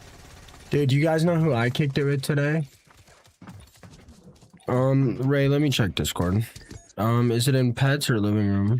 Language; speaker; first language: English; native; English